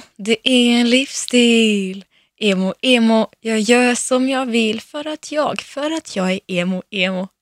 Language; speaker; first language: Swedish; early bilingual, other home language; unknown